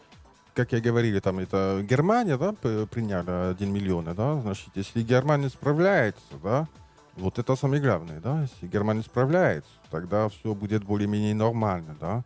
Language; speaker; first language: Russian; non-native, learner; French